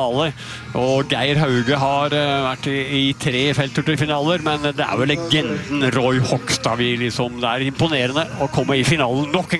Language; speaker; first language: Norwegian; native; Norwegian